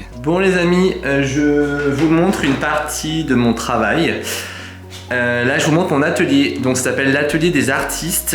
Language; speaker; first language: French; native; French